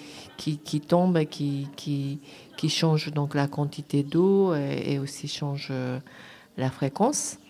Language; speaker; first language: French; non-native, fluent; Japanese